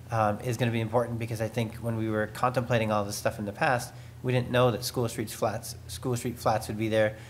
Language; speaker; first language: English; native; English